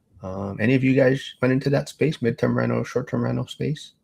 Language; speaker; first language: English; native; English